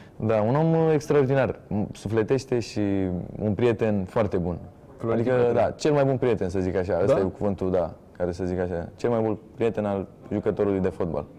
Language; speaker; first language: Romanian; native; Romanian